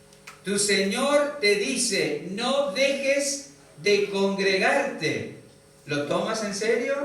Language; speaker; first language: Spanish; native; Spanish